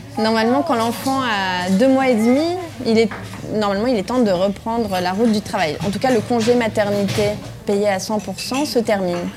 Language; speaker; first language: French; native; French